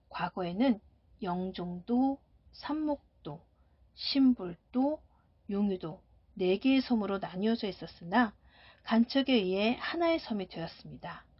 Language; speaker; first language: Korean; native; Korean